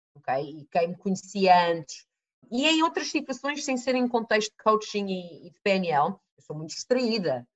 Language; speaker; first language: Portuguese; early bilingual, other home language; English